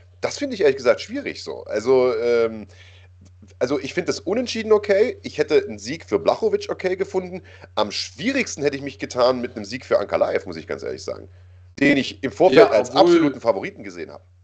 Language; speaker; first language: German; native; German